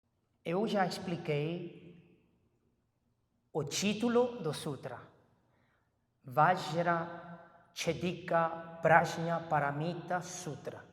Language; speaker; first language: Portuguese; non-native, fluent; Chinese